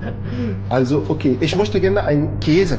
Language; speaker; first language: German; non-native, learner; Arabic